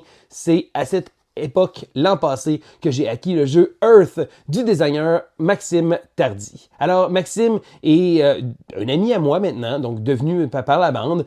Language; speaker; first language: French; native; French